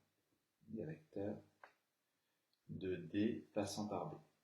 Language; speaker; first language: French; native; French